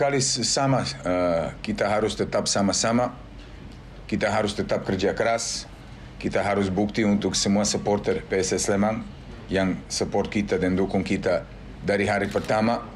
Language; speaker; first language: Indonesian; non-native, fluent; Serbian